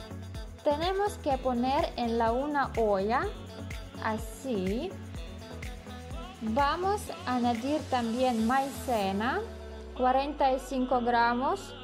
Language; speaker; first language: Spanish; non-native, learner; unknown